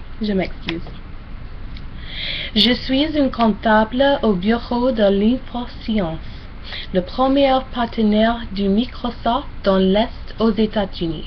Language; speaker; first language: French; non-native, learner; English